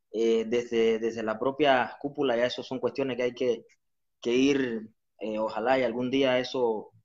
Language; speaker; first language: Spanish; native; Spanish